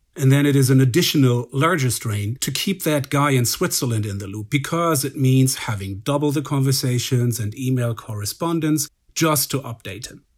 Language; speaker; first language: English; non-native, fluent; German